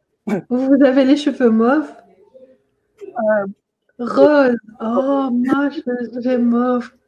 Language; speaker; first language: French; non-native, local second language; Arabic